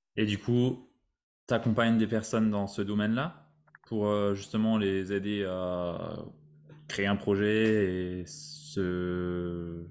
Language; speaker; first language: French; native; French